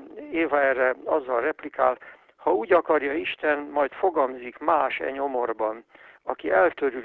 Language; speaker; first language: Hungarian; native; Hungarian